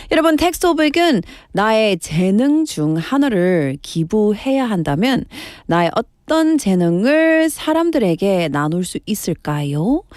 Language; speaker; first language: Korean; non-native, learner; English